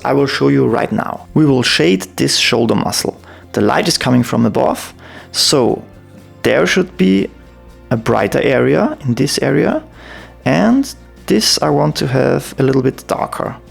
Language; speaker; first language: English; non-native, fluent; German